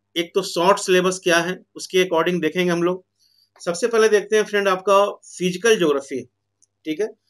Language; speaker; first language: Hindi; native; Hindi